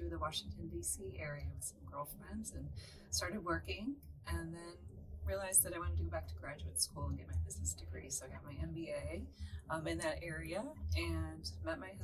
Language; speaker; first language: English; native; English